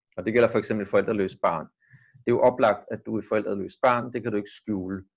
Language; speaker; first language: Danish; native; Danish